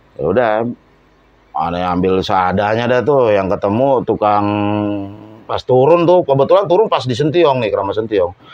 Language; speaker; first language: Indonesian; native; Indonesian